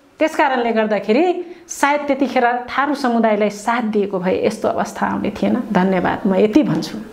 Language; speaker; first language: Nepali; non-native, local second language; Rana Tharu